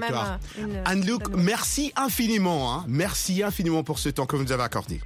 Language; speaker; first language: French; non-native, local second language; Lingala